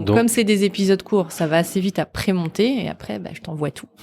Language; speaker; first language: French; native; French